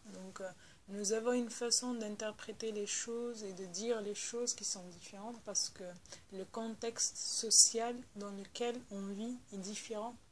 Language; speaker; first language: French; non-native, local second language; Arabic